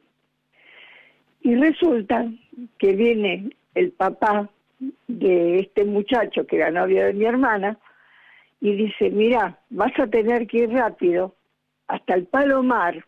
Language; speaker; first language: Spanish; native; Spanish